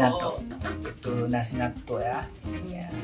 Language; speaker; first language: Indonesian; non-native, learner; Japanese